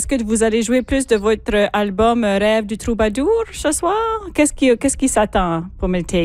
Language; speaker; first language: French; native; French